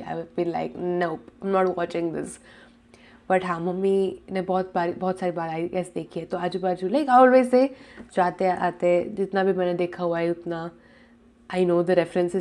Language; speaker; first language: Hindi; non-native, local second language; Gujarati